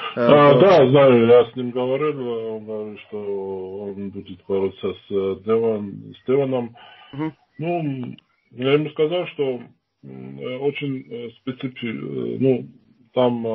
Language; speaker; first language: Russian; non-native, fluent; Georgian